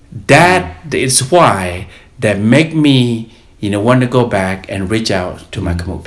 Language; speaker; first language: English; non-native, fluent; Lao